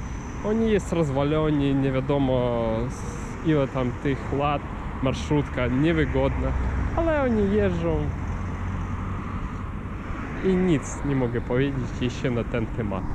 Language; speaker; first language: Polish; non-native, learner; Ukrainian